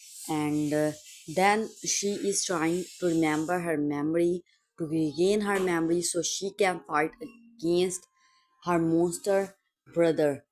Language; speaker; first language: English; non-native, local second language; Urdu